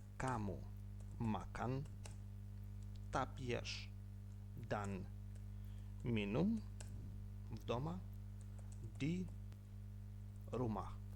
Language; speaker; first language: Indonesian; non-native, fluent; Ukrainian